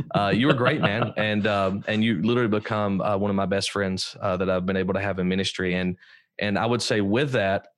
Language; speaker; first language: English; native; English